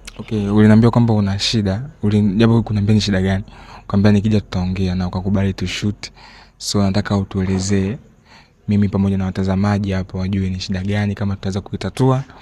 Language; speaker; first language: Swahili; native; Swahili